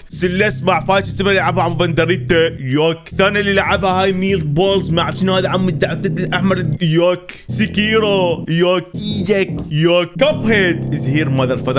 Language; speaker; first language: Arabic; native; Arabic